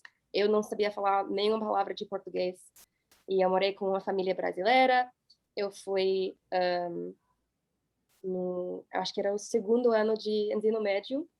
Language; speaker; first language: Portuguese; non-native, fluent; English